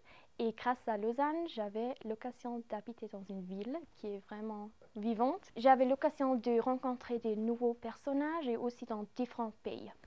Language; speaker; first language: French; non-native, local second language; German